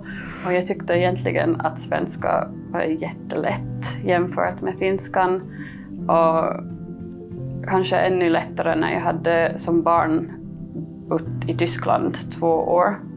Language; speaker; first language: Swedish; non-native, fluent; English